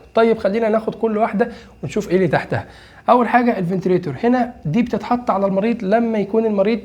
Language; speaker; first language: Arabic; native; Arabic